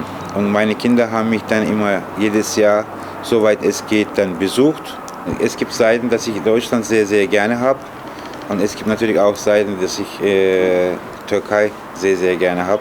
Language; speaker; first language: German; non-native, fluent; Turkish